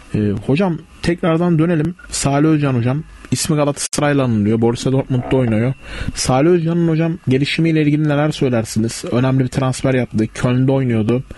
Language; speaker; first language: Turkish; native; Turkish